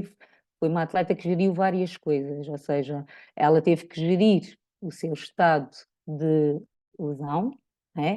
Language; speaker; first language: Portuguese; native; Portuguese